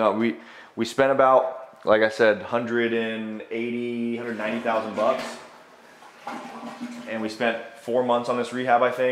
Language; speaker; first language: English; native; English